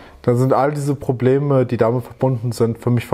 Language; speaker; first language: German; native; German